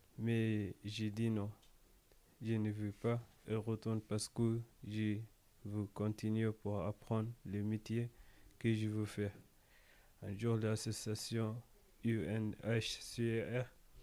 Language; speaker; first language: French; non-native, learner; Arabic